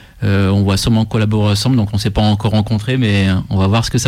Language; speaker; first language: French; native; French